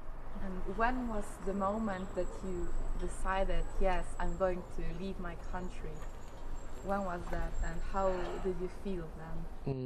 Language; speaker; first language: English; non-native, fluent; Slovenian